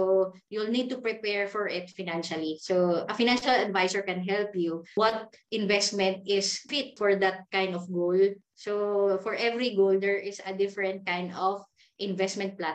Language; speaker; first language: English; non-native, local second language; Cebuano